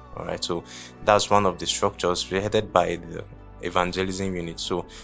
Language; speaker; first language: English; non-native, local second language; Igbo